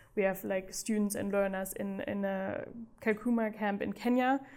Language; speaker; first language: English; non-native, fluent; German